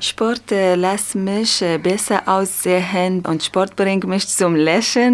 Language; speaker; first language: German; non-native, learner; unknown